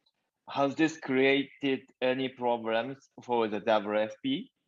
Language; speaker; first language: English; non-native, learner; Japanese